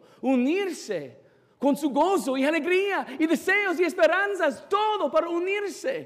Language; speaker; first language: Spanish; non-native, fluent; English